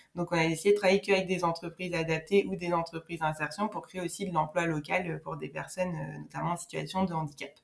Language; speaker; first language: French; native; French